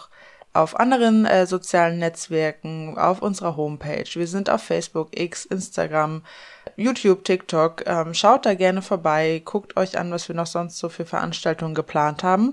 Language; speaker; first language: German; native; German